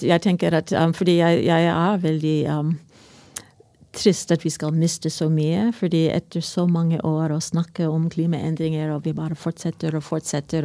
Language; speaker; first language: Swedish; non-native, fluent; English